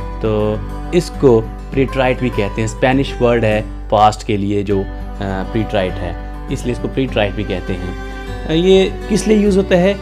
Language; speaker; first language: Hindi; native; Hindi